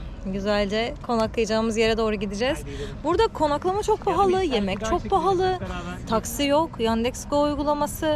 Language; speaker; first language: Turkish; native; Turkish